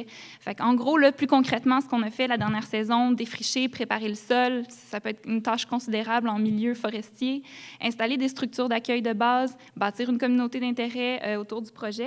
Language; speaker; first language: French; native; French